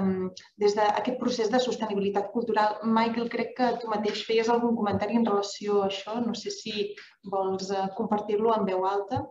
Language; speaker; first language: Catalan; native; Catalan